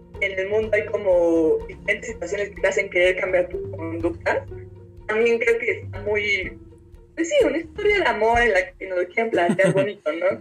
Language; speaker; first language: Spanish; native; Spanish